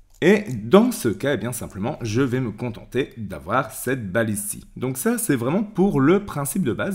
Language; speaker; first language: French; native; French